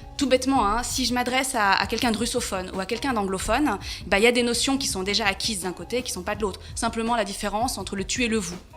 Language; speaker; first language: French; native; French